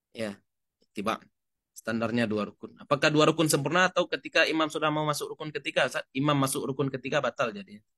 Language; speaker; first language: Indonesian; non-native, local second language; Minangkabau